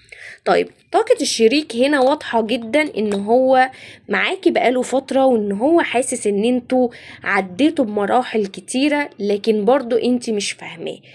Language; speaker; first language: Arabic; native; Arabic